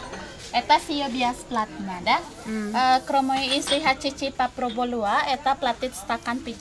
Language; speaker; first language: Russian; non-native, learner; Indonesian